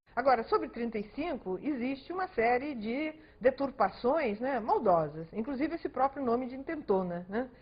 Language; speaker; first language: Portuguese; early bilingual, other home language; Spanish